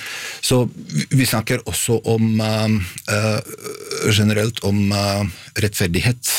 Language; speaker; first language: Norwegian; non-native, fluent; Bosnian